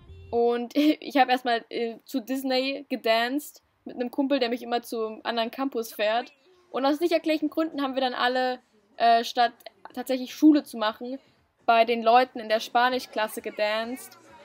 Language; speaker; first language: German; native; German